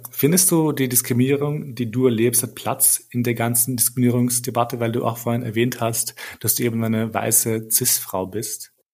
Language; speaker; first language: German; early bilingual, other home language; Albanian